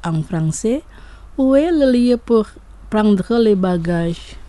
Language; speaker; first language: French; non-native, fluent; Indonesian